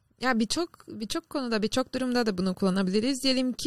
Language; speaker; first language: Turkish; non-native, learner; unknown